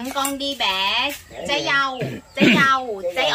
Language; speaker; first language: Vietnamese; non-native, learner; Thai